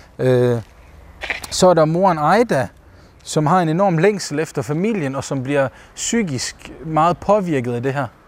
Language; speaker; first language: Danish; early bilingual, other home language; Bosnian